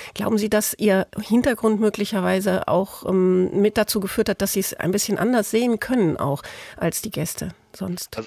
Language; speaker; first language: German; native; German